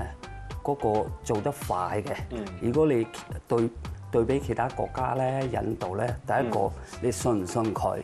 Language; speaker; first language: Cantonese; non-native, fluent; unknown